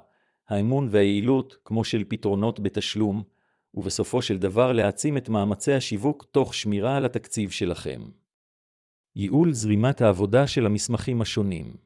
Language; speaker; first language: Hebrew; native; Hebrew